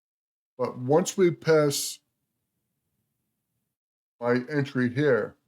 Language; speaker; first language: English; native; English